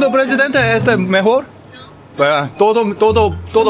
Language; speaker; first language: Spanish; non-native, learner; Korean